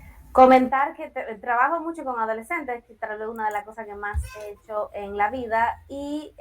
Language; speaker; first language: Spanish; native; Spanish